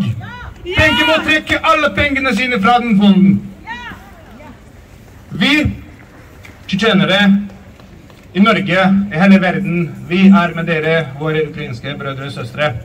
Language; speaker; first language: Norwegian; non-native, fluent; Chechen